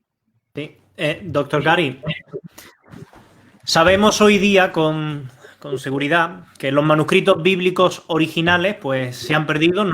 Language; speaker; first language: Spanish; native; Spanish